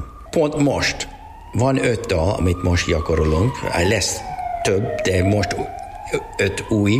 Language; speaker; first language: Hungarian; non-native, learner; English